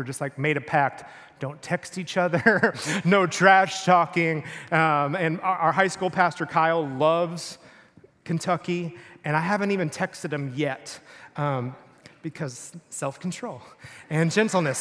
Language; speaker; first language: English; native; English